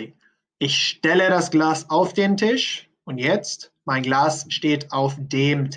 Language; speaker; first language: German; non-native, fluent; English